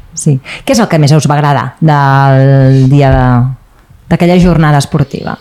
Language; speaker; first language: Catalan; native; Catalan